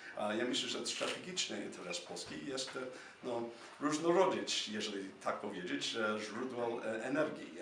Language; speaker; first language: Polish; non-native, fluent; English